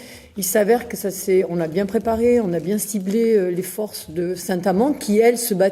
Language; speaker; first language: French; native; French